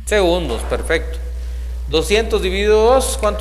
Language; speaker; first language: Spanish; native; Spanish